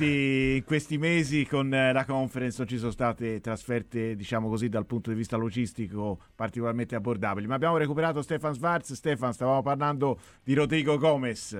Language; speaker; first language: Italian; native; Italian